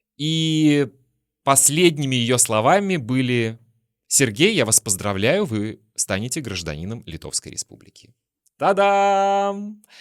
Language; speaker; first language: Russian; native; Russian